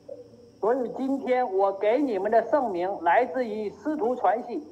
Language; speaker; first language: Chinese; native; Chinese